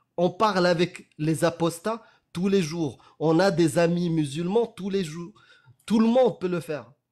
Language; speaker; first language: French; non-native, local second language; Arabic